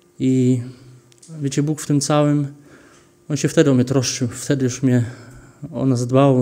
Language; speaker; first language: Polish; early bilingual, heritage; Polish